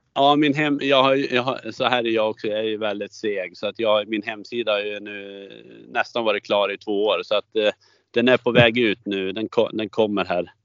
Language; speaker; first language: Swedish; native; Swedish